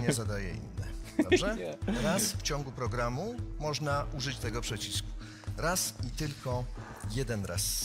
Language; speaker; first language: Polish; native; Polish